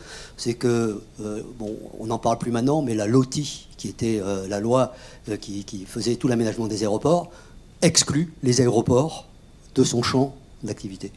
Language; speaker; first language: French; native; French